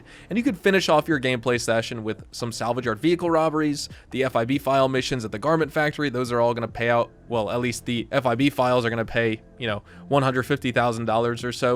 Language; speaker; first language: English; native; English